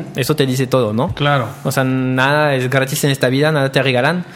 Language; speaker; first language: Spanish; non-native, fluent; French